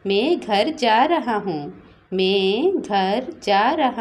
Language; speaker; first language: Hindi; non-native, local second language; Odia